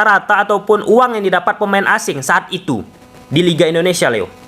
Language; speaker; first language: Indonesian; native; Indonesian